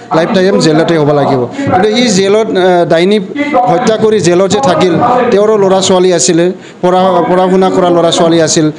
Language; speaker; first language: Assamese; non-native, local second language; Bodo